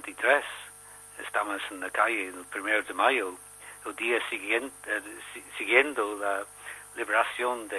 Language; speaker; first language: Spanish; non-native, learner; English